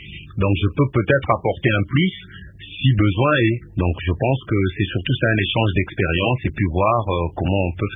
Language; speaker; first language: French; non-native, local second language; Lingala